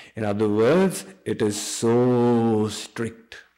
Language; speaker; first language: English; non-native, local second language; Hindi